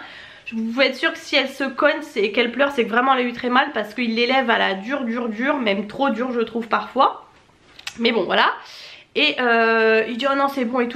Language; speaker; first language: French; native; French